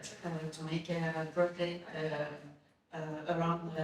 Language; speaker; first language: English; non-native, learner; French